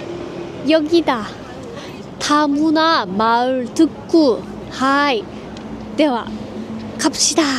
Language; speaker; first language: Korean; non-native, learner; Japanese